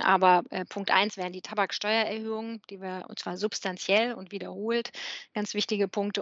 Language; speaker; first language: German; native; German